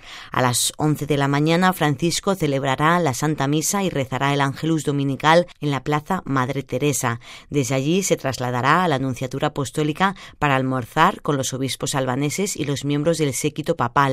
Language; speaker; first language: Spanish; native; Spanish